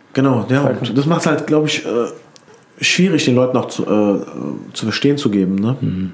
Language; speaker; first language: German; early bilingual, other home language; Turkish